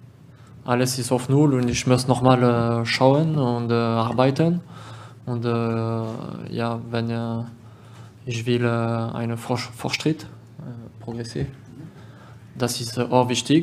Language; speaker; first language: German; non-native, learner; French